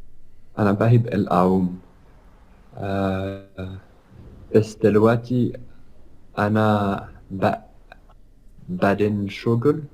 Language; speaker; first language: Arabic; non-native, learner; English